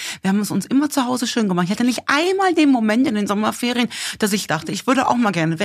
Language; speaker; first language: German; native; German